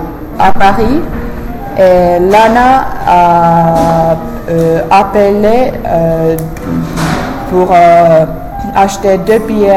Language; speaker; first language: French; non-native, fluent; English